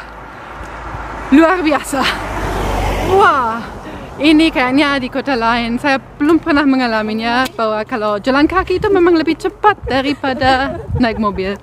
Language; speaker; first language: Indonesian; non-native, fluent; German